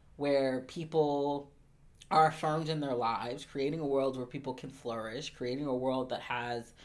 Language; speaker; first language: English; native; English